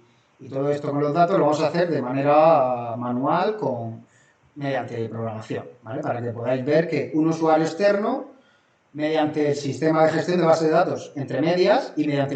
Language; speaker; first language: Spanish; native; Spanish